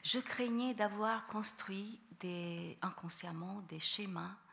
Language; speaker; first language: French; non-native, fluent; Albanian